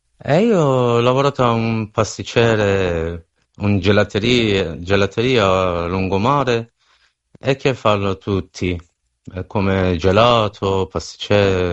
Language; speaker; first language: Italian; non-native, learner; Persian